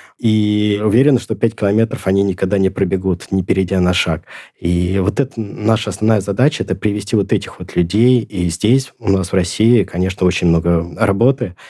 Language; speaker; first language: Russian; native; Russian